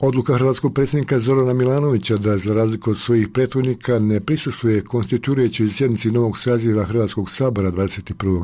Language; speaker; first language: Croatian; native; Croatian